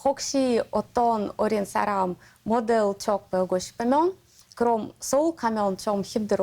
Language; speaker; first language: Korean; non-native, learner; Russian